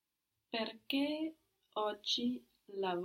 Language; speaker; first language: Italian; non-native, learner; English